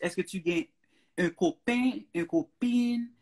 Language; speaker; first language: French; non-native, learner; Haitian Creole